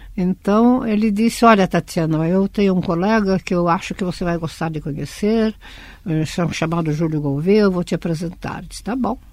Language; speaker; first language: Portuguese; early bilingual, other home language; Russian